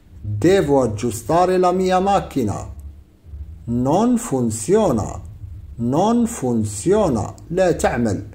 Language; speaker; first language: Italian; non-native, fluent; Arabic